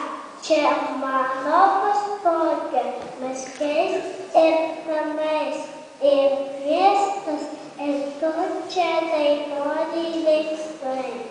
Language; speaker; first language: Lithuanian; early bilingual, heritage; Lithuanian